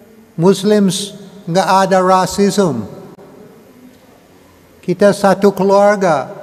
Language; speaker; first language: Indonesian; non-native, learner; English